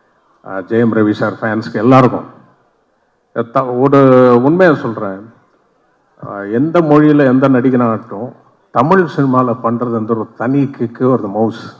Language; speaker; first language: Tamil; non-native, local second language; Telugu